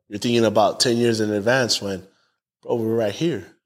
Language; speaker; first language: English; early bilingual, other home language; Spanish